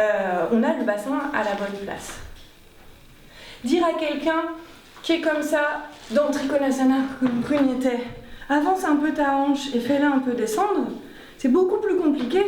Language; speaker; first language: French; native; French